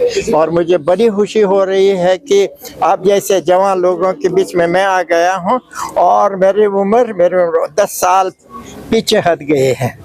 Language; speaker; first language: Hindi; non-native, fluent; Uzbek